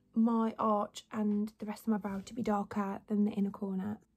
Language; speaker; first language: English; native; English